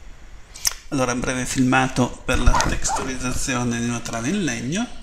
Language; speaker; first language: Italian; native; Italian